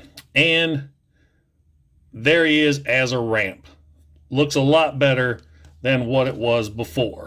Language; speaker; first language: English; native; English